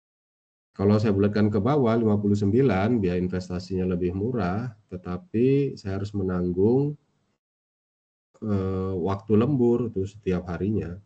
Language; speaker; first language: Indonesian; native; Indonesian